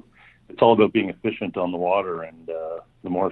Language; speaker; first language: English; native; English